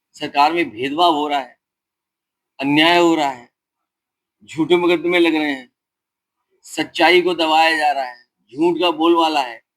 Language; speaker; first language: Hindi; native; Hindi